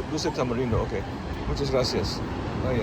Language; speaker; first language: Spanish; non-native, fluent; English